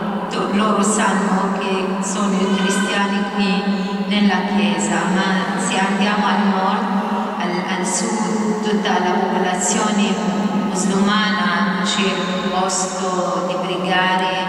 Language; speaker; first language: Italian; non-native, fluent; Arabic